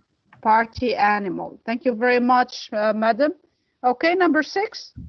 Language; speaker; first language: English; non-native, fluent; Arabic